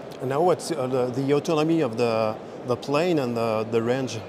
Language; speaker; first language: English; non-native, fluent; French